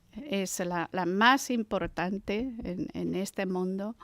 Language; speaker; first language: Spanish; non-native, fluent; Chinese